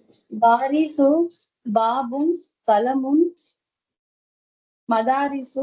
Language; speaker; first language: Arabic; non-native, learner; Tamil